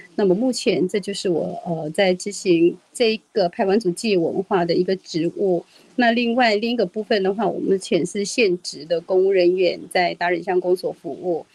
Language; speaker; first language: Chinese; non-native, local second language; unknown